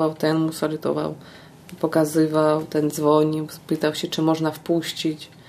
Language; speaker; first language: Polish; non-native, fluent; Russian